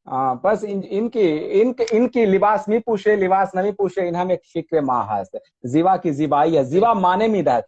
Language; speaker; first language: Persian; non-native, fluent; Hindi